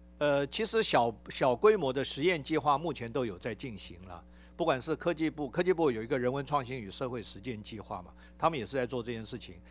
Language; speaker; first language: Chinese; native; Chinese